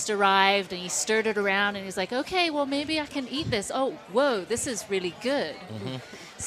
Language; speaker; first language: English; non-native, local second language; Cantonese